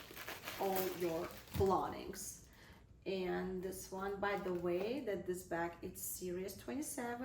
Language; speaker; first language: English; non-native, fluent; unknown